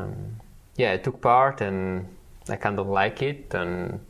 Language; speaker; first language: English; non-native, fluent; Italian